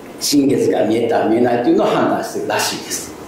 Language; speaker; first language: Japanese; native; Japanese